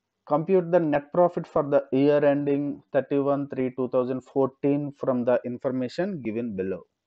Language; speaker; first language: English; non-native, local second language; Telugu